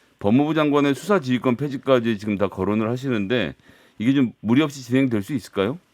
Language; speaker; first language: Korean; native; Korean